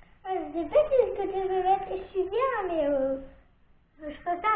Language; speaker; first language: French; native; French